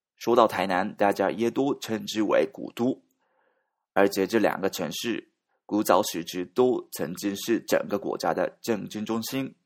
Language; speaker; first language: Chinese; non-native, learner; Japanese